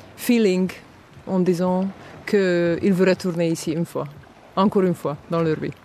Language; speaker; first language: French; non-native, fluent; Hungarian